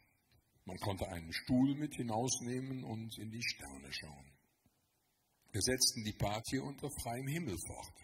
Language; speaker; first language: German; native; German